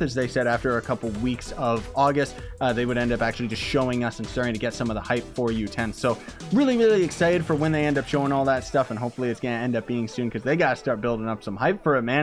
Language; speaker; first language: English; native; English